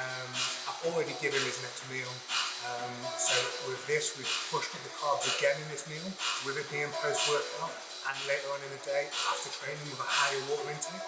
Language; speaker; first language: English; native; English